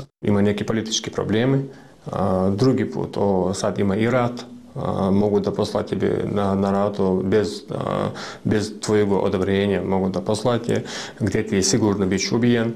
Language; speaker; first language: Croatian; non-native, learner; Chechen